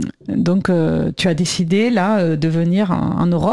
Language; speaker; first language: French; native; French